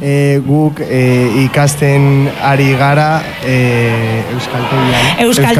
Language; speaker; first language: Basque; non-native, learner; Spanish